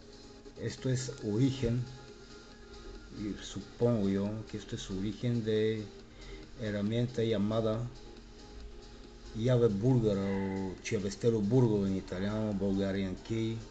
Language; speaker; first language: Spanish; non-native, fluent; Bulgarian